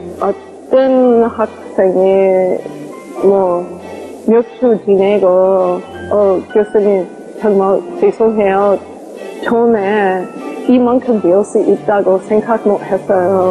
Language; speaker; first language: Korean; non-native, learner; English